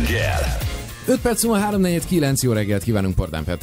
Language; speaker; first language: Hungarian; native; Hungarian